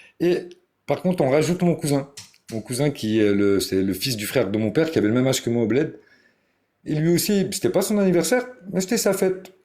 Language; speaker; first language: French; early bilingual, other home language; Arabic